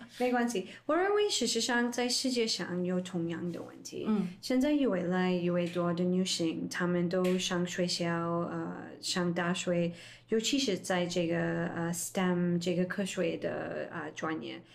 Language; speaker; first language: Chinese; non-native, fluent; English